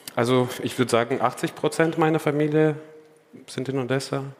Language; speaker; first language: German; non-native, fluent; Ukrainian